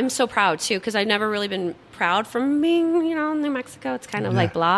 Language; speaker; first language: English; native; English